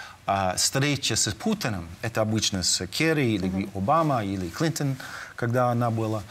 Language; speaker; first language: Russian; non-native, fluent; English